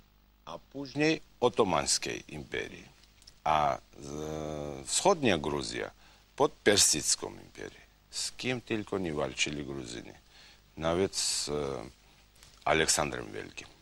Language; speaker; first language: Polish; non-native, fluent; Georgian